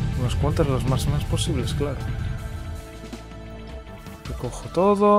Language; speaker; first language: Spanish; native; Spanish